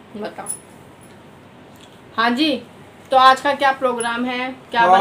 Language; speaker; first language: Hindi; native; Hindi